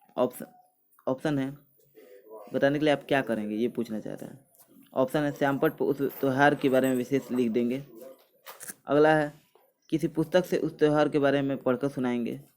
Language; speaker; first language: Hindi; native; Hindi